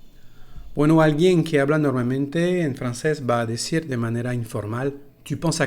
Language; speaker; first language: Spanish; non-native, fluent; French